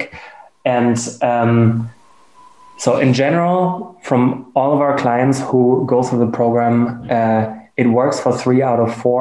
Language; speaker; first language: English; non-native, fluent; German